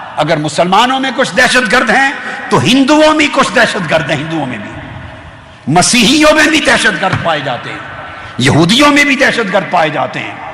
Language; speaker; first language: Urdu; non-native, local second language; Punjabi